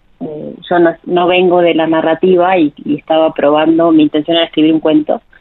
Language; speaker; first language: Spanish; native; Spanish